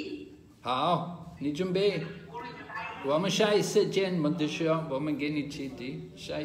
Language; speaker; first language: Chinese; non-native, fluent; English